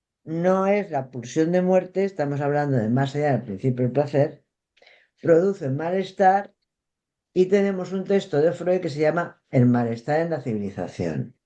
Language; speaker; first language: Spanish; native; Spanish